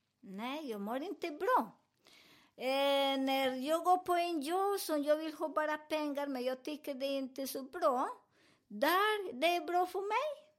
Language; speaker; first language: Swedish; non-native, fluent; Spanish